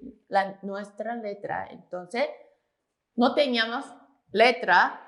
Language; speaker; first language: Spanish; non-native, fluent; Korean